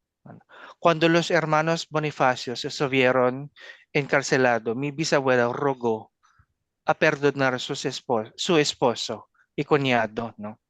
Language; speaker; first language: Spanish; non-native, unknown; Filipino